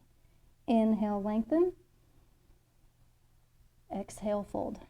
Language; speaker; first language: English; native; English